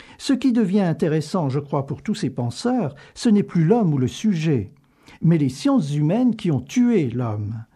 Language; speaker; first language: French; native; French